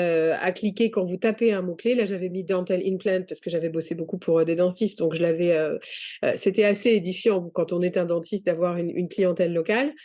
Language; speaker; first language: French; native; French